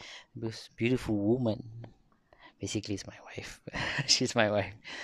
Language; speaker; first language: English; non-native, local second language; Malay